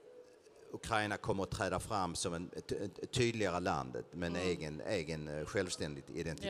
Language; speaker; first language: Swedish; native; Swedish